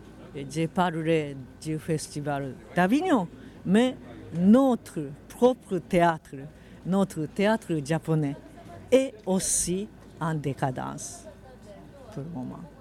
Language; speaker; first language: French; non-native, fluent; Japanese